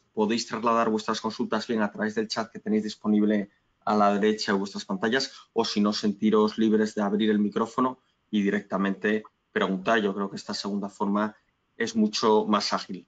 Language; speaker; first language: Spanish; native; Spanish